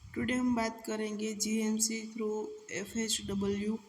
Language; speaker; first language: Hindi; non-native, local second language; Gujarati